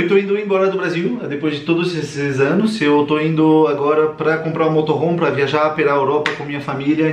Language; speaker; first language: Portuguese; non-native, fluent; French